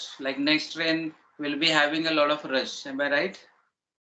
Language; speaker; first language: English; non-native, learner; Marathi